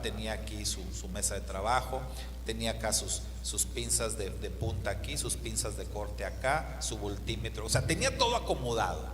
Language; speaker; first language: Spanish; native; Spanish